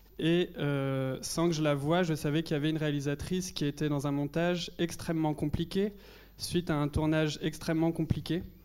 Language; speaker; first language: French; native; French